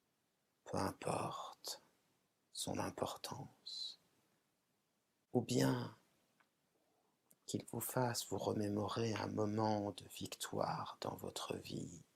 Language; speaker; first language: French; native; French